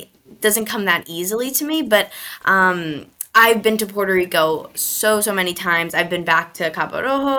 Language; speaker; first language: English; native; English